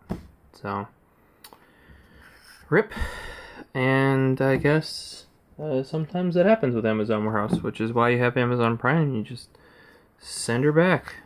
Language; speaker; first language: English; native; English